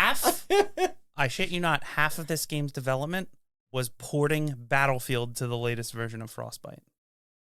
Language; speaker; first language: English; native; English